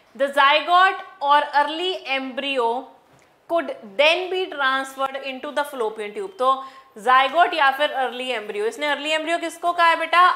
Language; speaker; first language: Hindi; non-native, local second language; Punjabi